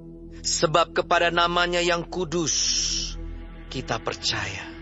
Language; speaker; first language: Indonesian; native; Indonesian